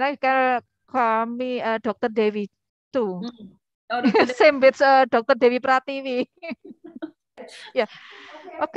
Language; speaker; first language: English; non-native, learner; Indonesian